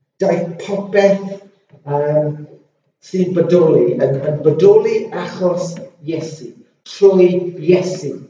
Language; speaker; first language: Welsh; non-native, local second language; English